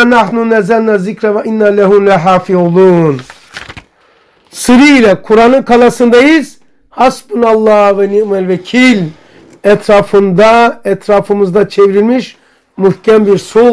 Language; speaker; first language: Turkish; native; Turkish